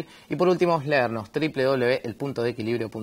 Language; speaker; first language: Spanish; native; Spanish